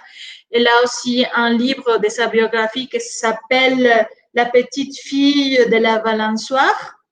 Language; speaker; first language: French; non-native, fluent; Spanish